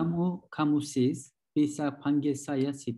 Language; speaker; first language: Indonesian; non-native, learner; Turkish